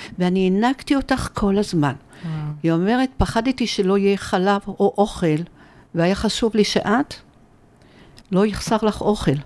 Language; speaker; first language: Hebrew; early bilingual, other home language; Arabic